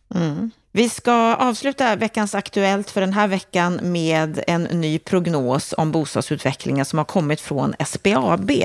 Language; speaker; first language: Swedish; native; Swedish